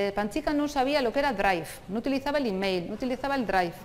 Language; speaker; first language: Spanish; non-native, local second language; Basque